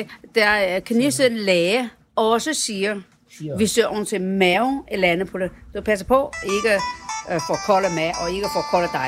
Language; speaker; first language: Danish; non-native, learner; Chinese